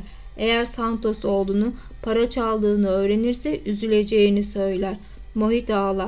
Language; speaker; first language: Turkish; native; Turkish